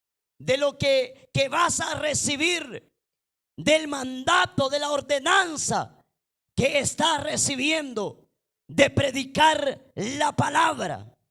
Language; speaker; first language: Spanish; native; Spanish